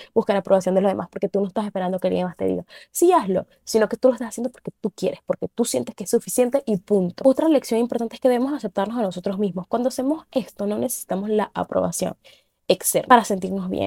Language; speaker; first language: Spanish; native; Spanish